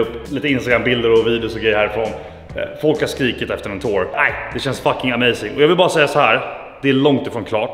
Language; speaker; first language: Swedish; native; Swedish